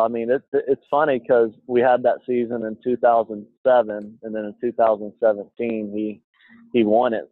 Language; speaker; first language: English; native; English